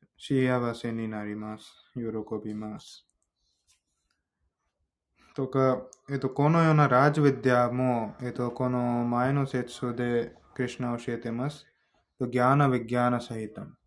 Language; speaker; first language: Japanese; non-native, fluent; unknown